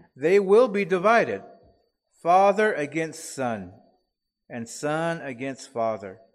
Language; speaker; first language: English; native; English